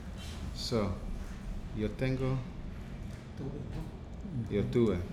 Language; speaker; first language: Spanish; non-native, learner; English